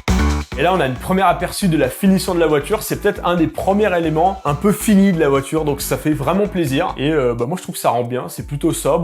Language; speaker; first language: French; native; French